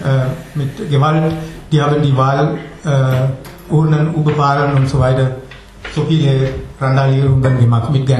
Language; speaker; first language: German; non-native, learner; Sinhala